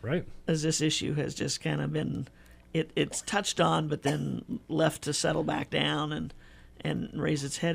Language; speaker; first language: English; native; English